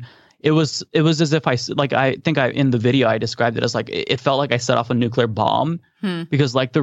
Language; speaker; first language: English; native; English